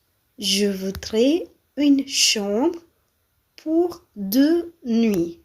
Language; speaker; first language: French; non-native, fluent; Tamil